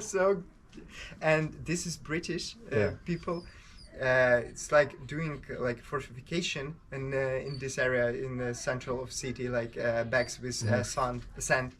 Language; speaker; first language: English; non-native, learner; Ukrainian